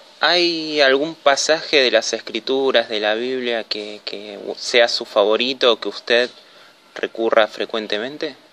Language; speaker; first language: Spanish; native; Spanish